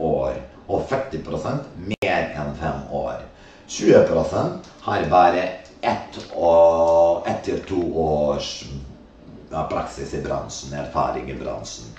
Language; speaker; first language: Norwegian; non-native, fluent; Serbian